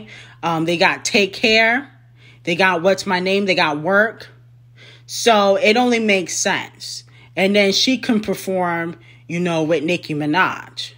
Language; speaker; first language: English; native; English